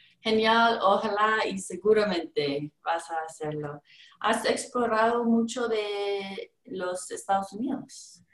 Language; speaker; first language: Spanish; non-native, learner; English